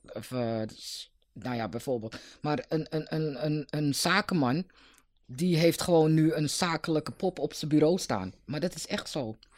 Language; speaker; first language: Dutch; native; Dutch